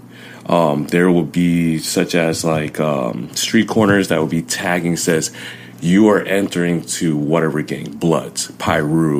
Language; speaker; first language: English; early bilingual, other home language; Vietnamese